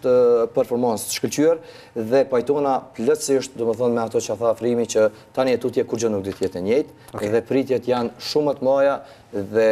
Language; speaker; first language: Albanian; native; Albanian